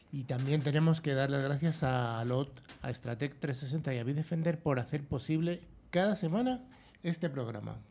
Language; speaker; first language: Spanish; native; Spanish